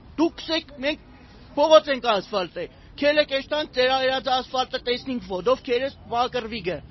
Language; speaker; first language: Armenian; native; Armenian